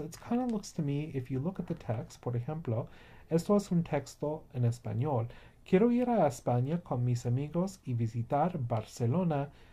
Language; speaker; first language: Spanish; non-native, fluent; English